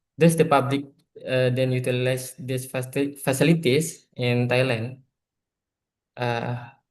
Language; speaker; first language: English; non-native, learner; Indonesian